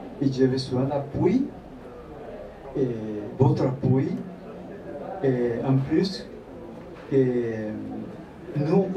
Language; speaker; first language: French; non-native, fluent; Spanish